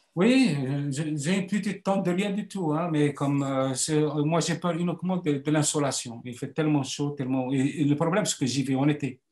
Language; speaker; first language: French; non-native, local second language; Arabic